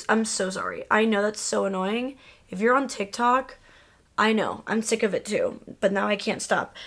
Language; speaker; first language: English; early bilingual, other home language; Spanish